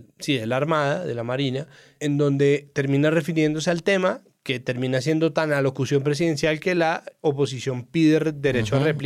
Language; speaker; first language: Spanish; native; Spanish